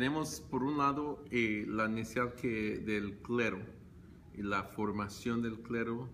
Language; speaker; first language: Spanish; early bilingual, heritage; Spanish